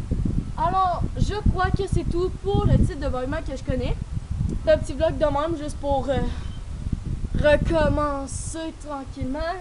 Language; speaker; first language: French; native; French